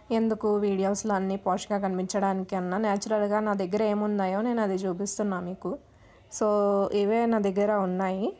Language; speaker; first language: Telugu; non-native, local second language; Urdu